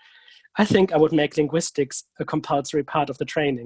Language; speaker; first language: English; non-native, fluent; German